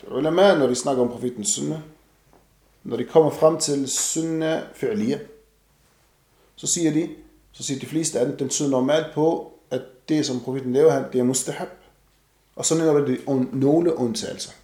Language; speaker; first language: Danish; non-native, fluent; Arabic